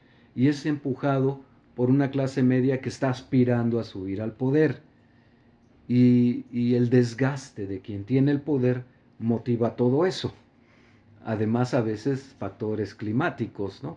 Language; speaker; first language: Spanish; native; Spanish